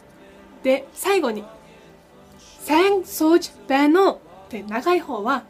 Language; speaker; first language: Japanese; non-native, fluent; Mongolian